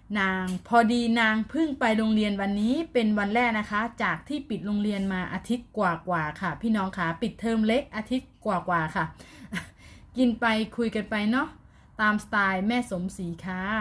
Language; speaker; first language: Thai; native; Thai